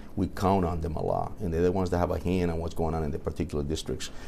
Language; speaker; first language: English; early bilingual, other home language; Spanish